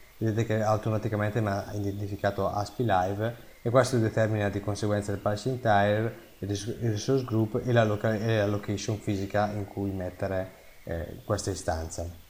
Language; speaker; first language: Italian; native; Italian